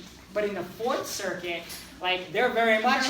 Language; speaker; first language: English; native; English